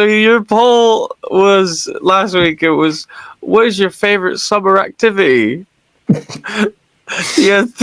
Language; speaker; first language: English; native; English